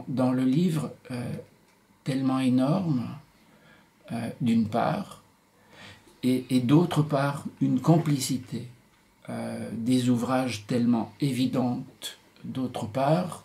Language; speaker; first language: French; native; French